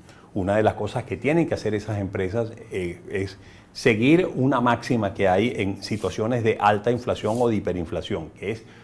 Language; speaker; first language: Spanish; native; Spanish